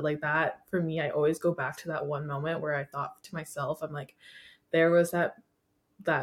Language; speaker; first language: English; native; English